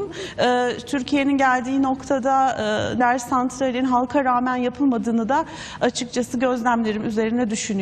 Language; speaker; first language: Turkish; native; Turkish